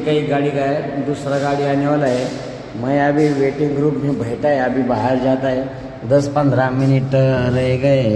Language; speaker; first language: Hindi; non-native, local second language; Marathi